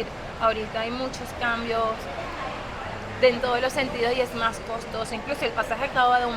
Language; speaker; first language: Spanish; native; Spanish